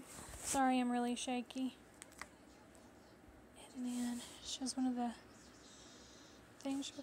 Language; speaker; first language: English; native; English